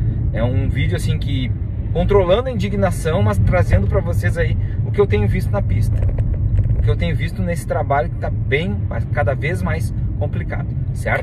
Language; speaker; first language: Portuguese; native; Portuguese